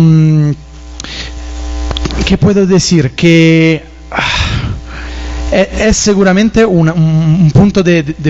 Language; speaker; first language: Spanish; non-native, fluent; Italian